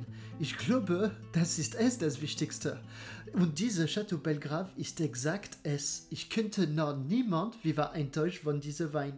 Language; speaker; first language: German; non-native, fluent; French